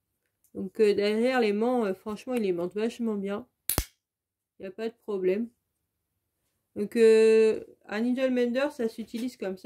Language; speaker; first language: French; native; French